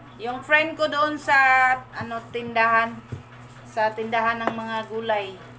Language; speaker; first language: Filipino; non-native, local second language; Cebuano